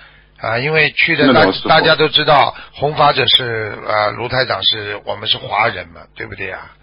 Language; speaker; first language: Chinese; native; Chinese